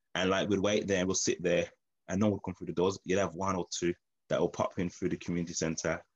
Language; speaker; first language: English; native; English